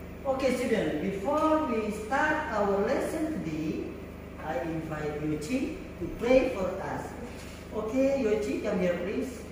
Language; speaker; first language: English; non-native, fluent; Indonesian